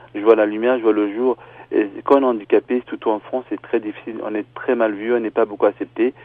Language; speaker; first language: French; early bilingual, other home language; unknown